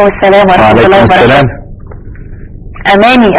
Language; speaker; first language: Arabic; native; Arabic